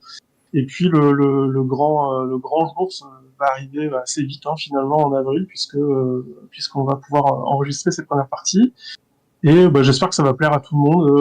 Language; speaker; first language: French; native; French